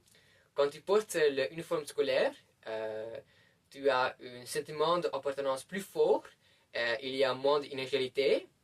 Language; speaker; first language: French; non-native, learner; Dutch